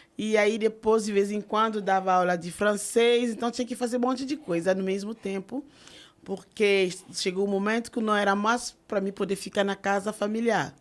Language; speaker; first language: Portuguese; non-native, fluent; French